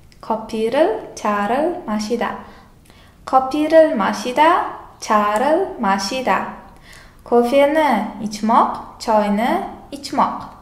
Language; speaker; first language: Korean; non-native, fluent; Uzbek